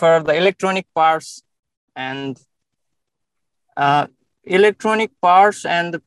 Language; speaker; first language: English; non-native, local second language; Nepali